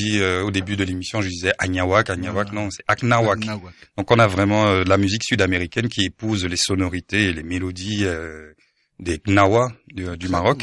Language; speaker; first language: French; native; French